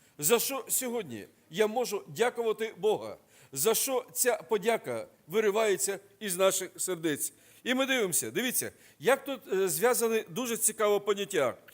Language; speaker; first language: Ukrainian; non-native, local second language; Russian